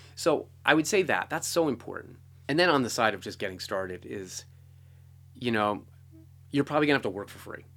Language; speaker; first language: English; native; English